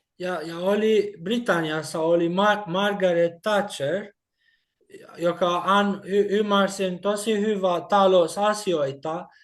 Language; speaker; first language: Finnish; non-native, learner; Albanian